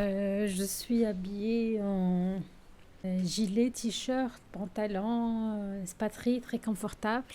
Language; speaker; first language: French; non-native, local second language; Arabic